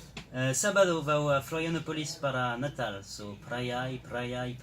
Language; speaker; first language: Portuguese; non-native, learner; French